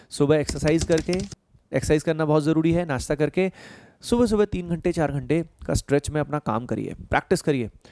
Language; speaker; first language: Hindi; native; Hindi